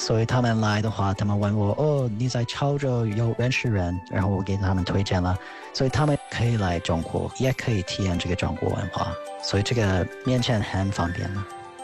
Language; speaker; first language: Chinese; non-native, fluent; English